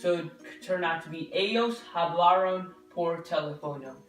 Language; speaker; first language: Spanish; non-native, learner; English